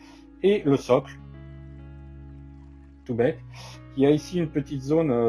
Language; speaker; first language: French; native; French